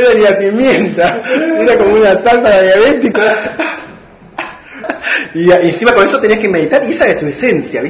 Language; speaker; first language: Spanish; native; Spanish